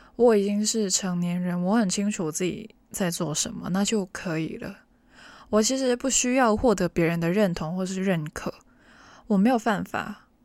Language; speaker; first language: Chinese; non-native, local second language; Cantonese